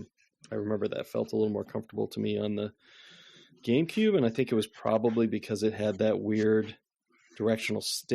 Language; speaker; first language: English; native; English